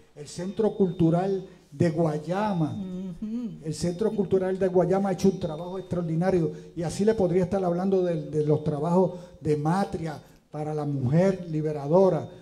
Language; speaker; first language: Spanish; native; Spanish